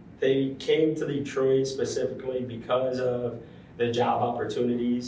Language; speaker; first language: English; non-native, fluent; Spanish